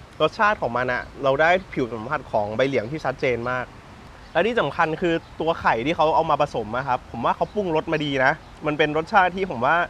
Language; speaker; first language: Thai; native; Thai